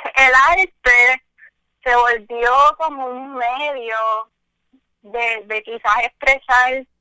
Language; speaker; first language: Spanish; native; Spanish